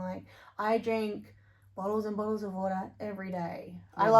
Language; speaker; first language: English; native; English